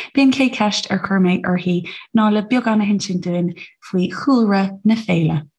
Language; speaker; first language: Irish; non-native, local second language; English